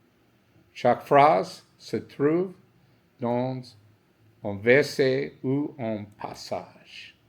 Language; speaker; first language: French; non-native, learner; English